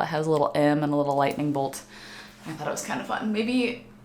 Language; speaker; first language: English; native; English